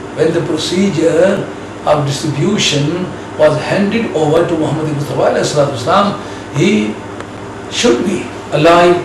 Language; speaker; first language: English; non-native, local second language; Urdu